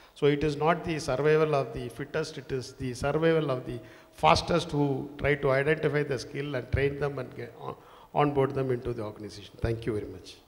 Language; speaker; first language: English; non-native, local second language; Tamil